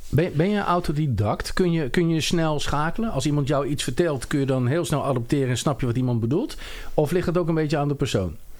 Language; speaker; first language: Dutch; native; Dutch